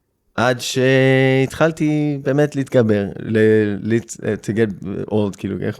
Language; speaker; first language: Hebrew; early bilingual, heritage; English